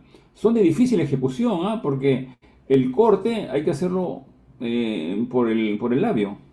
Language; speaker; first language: Spanish; native; Spanish